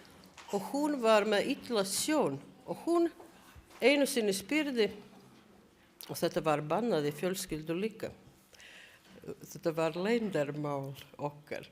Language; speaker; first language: Icelandic; non-native, learner; Latvian